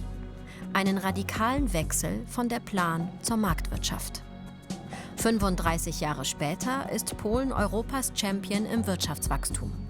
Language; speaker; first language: German; native; German